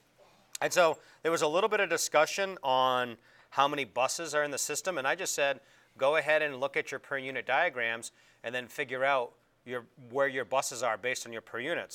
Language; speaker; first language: English; native; English